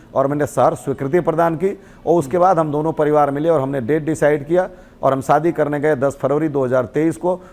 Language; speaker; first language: Hindi; native; Hindi